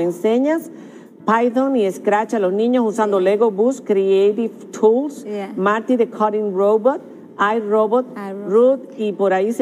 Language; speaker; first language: Spanish; native; Spanish